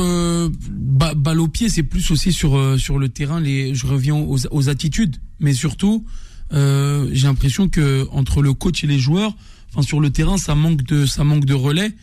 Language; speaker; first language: French; native; French